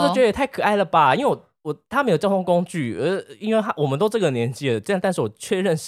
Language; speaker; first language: Chinese; native; Chinese